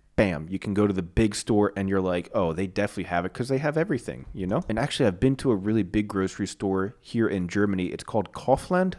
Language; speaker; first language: English; native; English